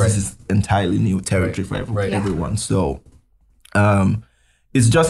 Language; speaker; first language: English; non-native, local second language; Yoruba